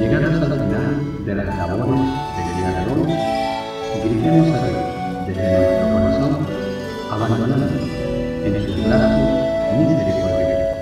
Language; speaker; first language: Spanish; native; Spanish